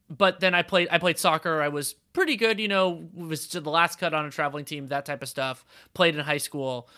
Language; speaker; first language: English; native; English